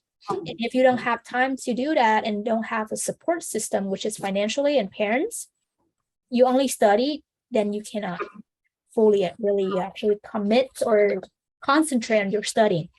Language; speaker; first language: English; non-native, fluent; Vietnamese